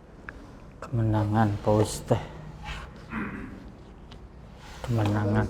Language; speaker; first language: Indonesian; native; Indonesian